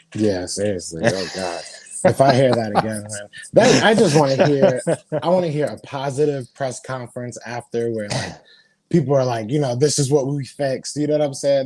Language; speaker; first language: English; native; English